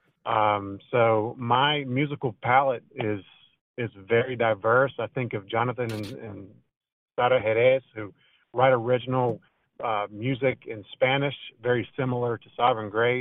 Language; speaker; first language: English; native; English